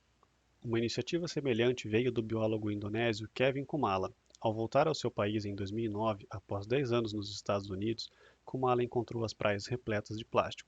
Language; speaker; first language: Portuguese; native; Portuguese